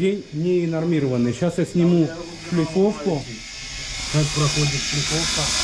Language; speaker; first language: Russian; native; Russian